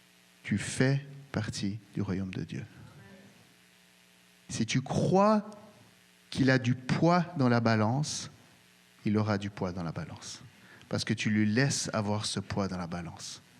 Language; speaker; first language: French; native; French